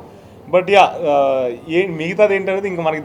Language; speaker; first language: Telugu; native; Telugu